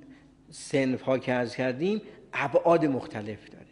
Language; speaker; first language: Persian; native; Persian